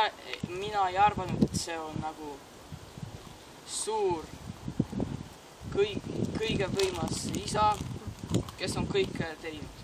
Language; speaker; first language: Estonian; non-native, local second language; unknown